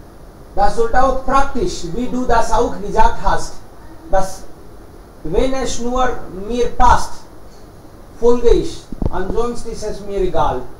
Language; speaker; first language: German; non-native, fluent; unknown